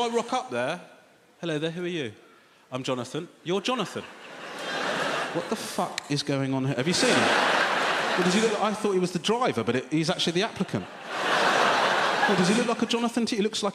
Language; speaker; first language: English; native; English